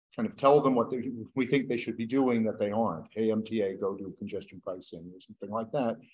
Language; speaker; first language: English; native; English